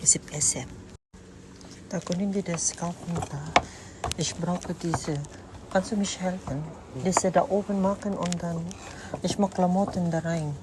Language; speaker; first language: German; non-native, learner; Cebuano